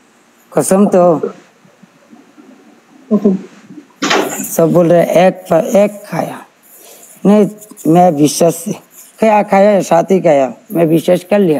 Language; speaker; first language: Hindi; non-native, learner; Bangla